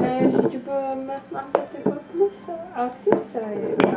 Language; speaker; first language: French; non-native, learner; Indonesian